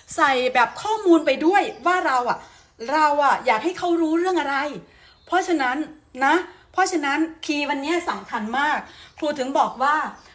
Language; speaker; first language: Thai; native; Thai